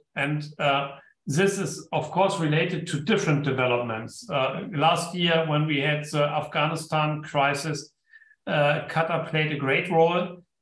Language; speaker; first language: English; non-native, fluent; German